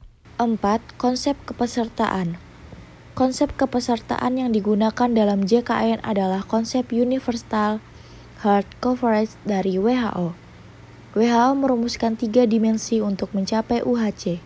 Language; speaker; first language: Indonesian; native; Indonesian